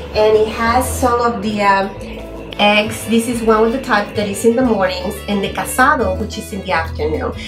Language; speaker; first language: English; non-native, fluent; Spanish